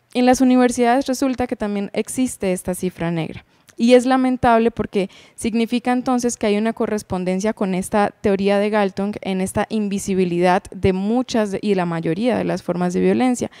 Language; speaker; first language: Spanish; native; Spanish